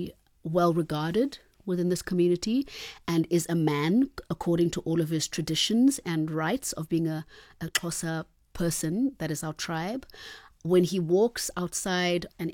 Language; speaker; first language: English; non-native, local second language; Xhosa